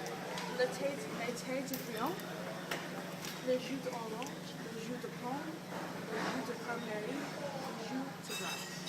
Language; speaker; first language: French; non-native, learner; English